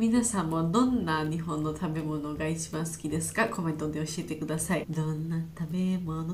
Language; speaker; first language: Japanese; non-native, learner; Georgian